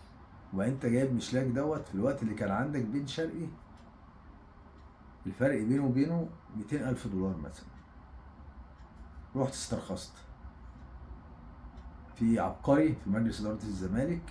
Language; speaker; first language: Arabic; native; Arabic